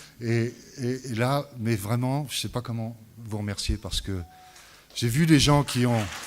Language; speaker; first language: French; native; French